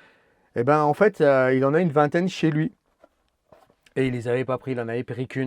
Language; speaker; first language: French; native; French